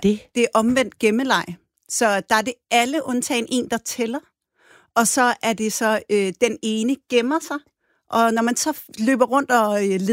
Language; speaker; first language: Danish; native; Danish